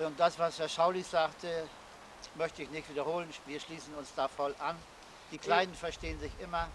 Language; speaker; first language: German; native; German